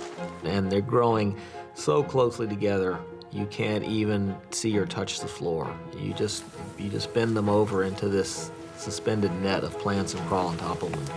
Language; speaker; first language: English; native; English